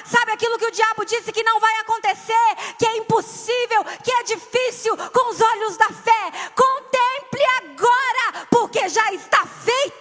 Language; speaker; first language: Portuguese; native; Portuguese